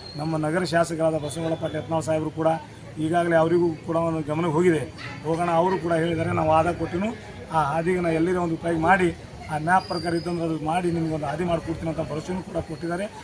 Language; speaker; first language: Kannada; non-native, local second language; Lambadi